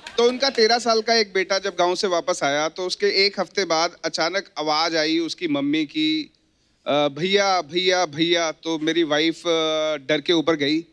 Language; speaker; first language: Hindi; native; Hindi